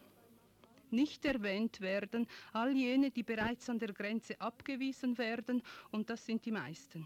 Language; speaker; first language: German; native; German